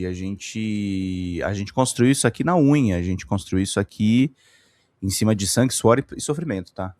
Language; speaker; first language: Portuguese; native; Portuguese